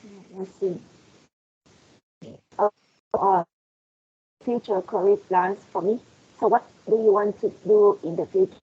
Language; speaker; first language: English; non-native, fluent; Vietnamese